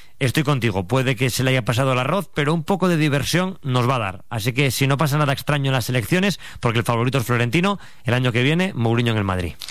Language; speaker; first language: Spanish; native; Spanish